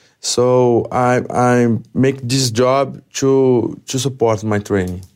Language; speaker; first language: English; non-native, learner; Portuguese